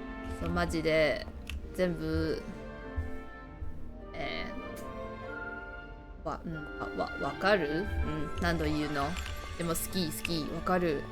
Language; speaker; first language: Japanese; non-native, learner; Chinese